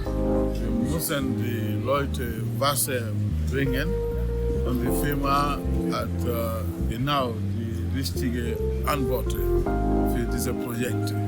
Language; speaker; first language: German; non-native, fluent; French